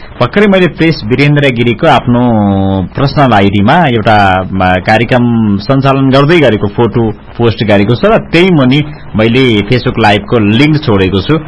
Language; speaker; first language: Nepali; non-native, local second language; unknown